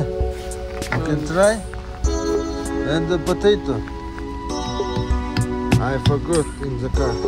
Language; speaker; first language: English; non-native, learner; Russian